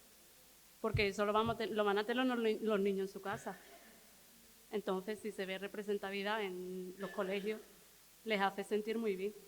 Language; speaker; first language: Spanish; early bilingual, other home language; Arabic